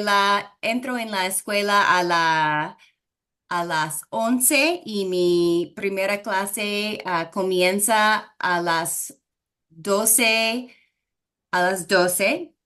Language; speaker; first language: Spanish; non-native, fluent; English